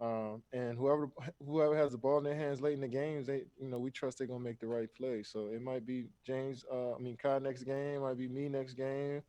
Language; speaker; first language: English; native; English